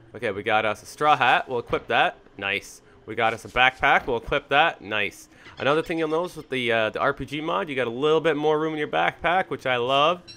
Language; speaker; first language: English; native; English